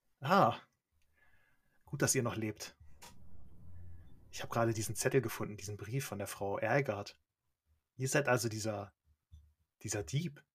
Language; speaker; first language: German; native; German